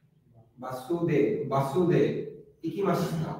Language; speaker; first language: Japanese; non-native, learner; Bangla